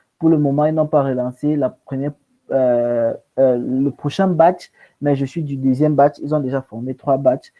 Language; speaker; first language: French; non-native, local second language; English